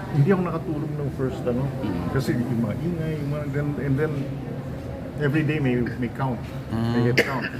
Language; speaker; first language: Filipino; native; Filipino